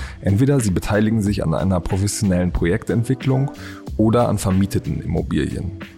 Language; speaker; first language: German; native; German